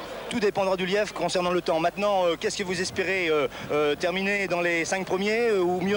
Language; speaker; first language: French; native; French